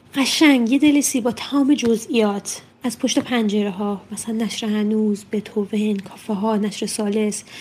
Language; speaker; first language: Persian; native; Persian